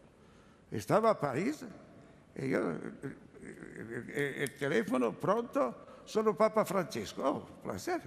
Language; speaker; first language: Spanish; non-native, learner; Italian